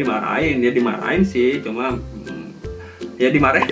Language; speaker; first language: Indonesian; native; Indonesian